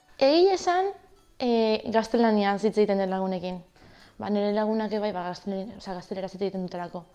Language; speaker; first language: Basque; early bilingual, other home language; Spanish